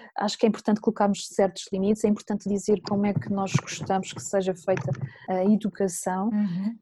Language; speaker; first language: Portuguese; native; Portuguese